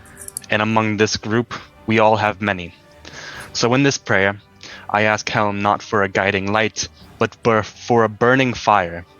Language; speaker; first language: English; native; English